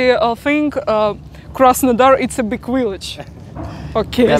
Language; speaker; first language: English; non-native, learner; Russian